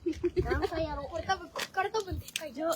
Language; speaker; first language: Japanese; native; Japanese